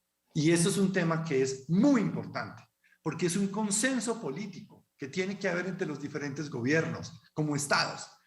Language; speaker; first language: Spanish; native; Spanish